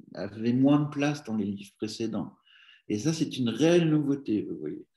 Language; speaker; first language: French; native; French